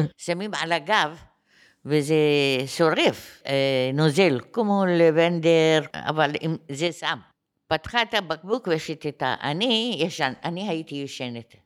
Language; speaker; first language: Hebrew; non-native, fluent; Arabic